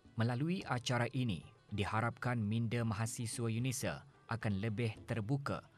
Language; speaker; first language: Malay; native; Malay